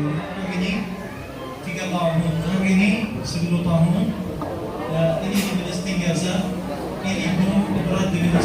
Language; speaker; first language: Indonesian; non-native, learner; Arabic